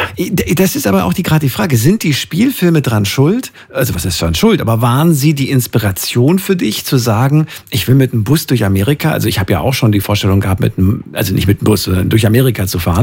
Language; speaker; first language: German; native; German